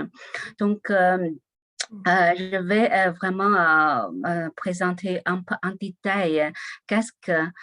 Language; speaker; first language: French; non-native, learner; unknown